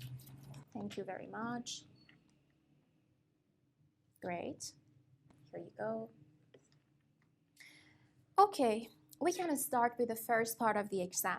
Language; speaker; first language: English; non-native, fluent; Persian